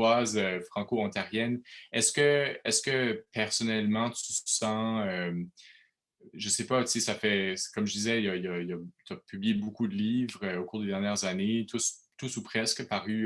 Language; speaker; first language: French; native; French